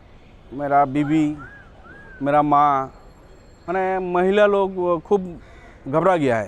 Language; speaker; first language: Hindi; non-native, local second language; Bangla